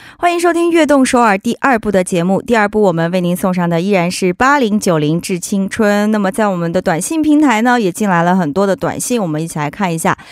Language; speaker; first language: Chinese; native; Chinese